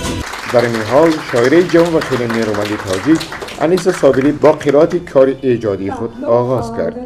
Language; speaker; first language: Persian; native; Persian